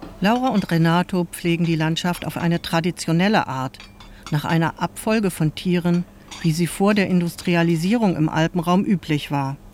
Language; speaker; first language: German; native; German